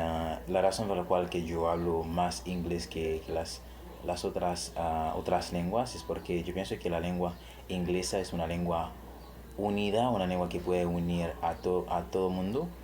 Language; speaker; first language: Spanish; non-native, fluent; Haitian Creole